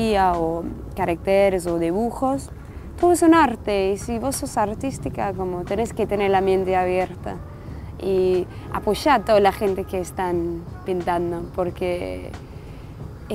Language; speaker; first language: Spanish; non-native, fluent; English